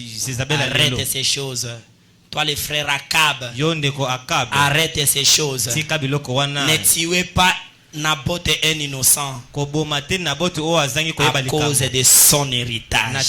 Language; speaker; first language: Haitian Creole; non-native, local second language; Lingala